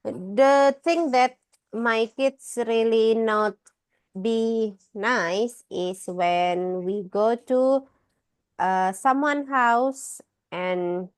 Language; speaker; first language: English; non-native, learner; Indonesian